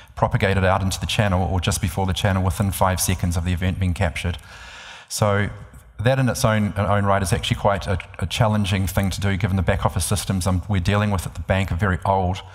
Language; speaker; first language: English; native; English